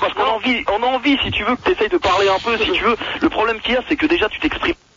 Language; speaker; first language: French; native; French